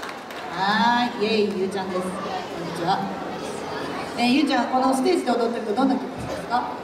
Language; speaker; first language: Japanese; native; Japanese